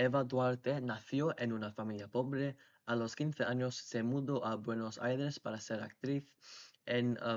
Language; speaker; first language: Spanish; non-native, learner; English